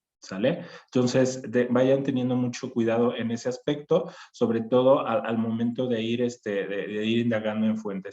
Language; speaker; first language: Spanish; native; Spanish